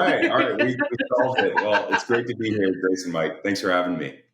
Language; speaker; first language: English; native; English